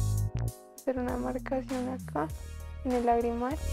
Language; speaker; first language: Spanish; native; Spanish